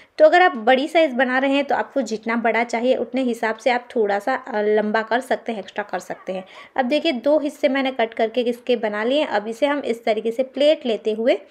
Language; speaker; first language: Hindi; non-native, local second language; Gujarati